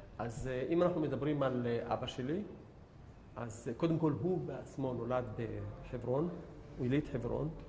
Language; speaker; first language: Hebrew; native; Hebrew